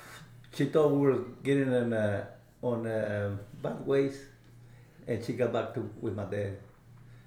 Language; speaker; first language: English; non-native, fluent; Spanish